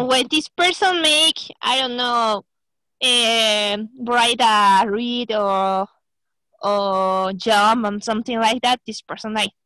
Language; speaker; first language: English; non-native, learner; Spanish